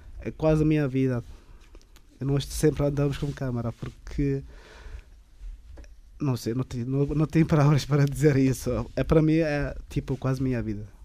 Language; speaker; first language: Portuguese; non-native, learner; Tigrinya